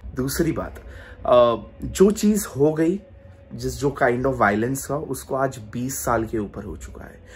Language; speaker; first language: Hindi; non-native, local second language; Marathi